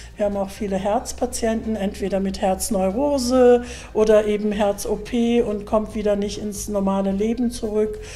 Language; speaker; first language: German; early bilingual, other home language; Turkish